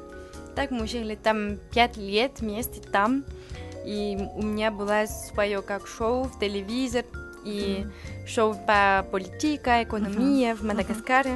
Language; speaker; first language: Russian; non-native, learner; French